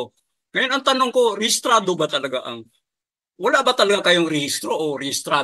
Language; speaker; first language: Filipino; native; Filipino